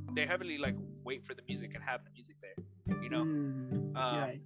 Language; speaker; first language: English; native; English